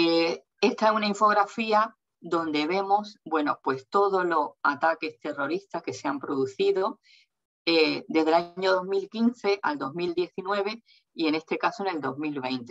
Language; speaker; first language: Spanish; native; Spanish